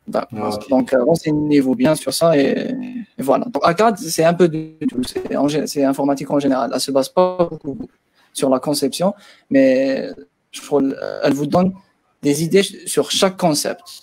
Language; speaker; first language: French; non-native, local second language; Arabic